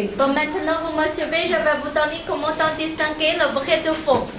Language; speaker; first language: French; non-native, learner; Chinese